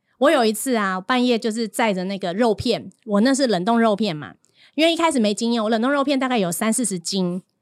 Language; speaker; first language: Chinese; native; Chinese